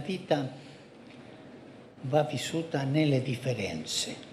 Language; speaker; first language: Italian; non-native, fluent; Spanish